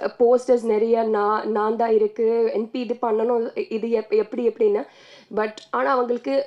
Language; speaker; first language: Tamil; non-native, learner; Telugu